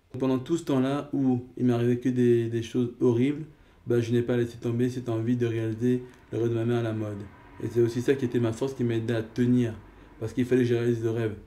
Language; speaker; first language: French; early bilingual, other home language; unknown